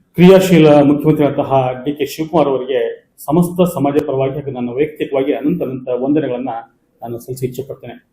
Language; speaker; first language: Kannada; non-native, local second language; Lambadi